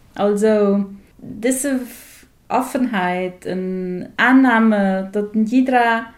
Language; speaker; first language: German; non-native, fluent; Plautdietsch